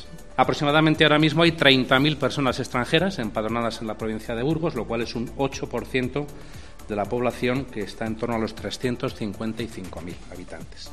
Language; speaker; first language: Spanish; native; Spanish